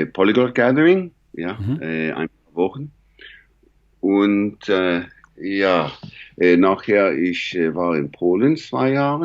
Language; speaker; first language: German; non-native, learner; English